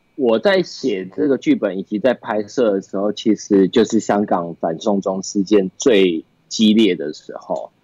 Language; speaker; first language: Chinese; native; Chinese